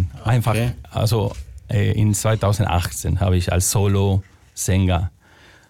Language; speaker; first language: German; non-native, fluent; Spanish